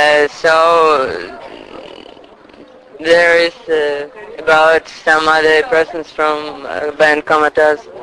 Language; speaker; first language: English; non-native, fluent; Russian